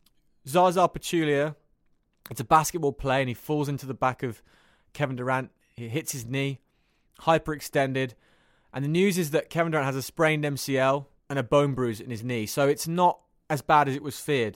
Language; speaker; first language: English; native; English